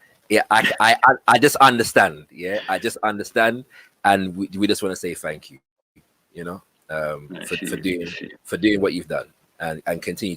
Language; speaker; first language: English; native; English